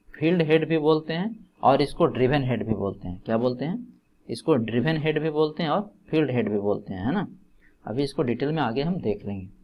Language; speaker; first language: Hindi; native; Hindi